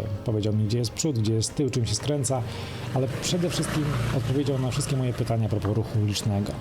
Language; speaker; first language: Polish; native; Polish